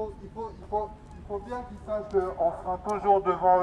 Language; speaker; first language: French; native; French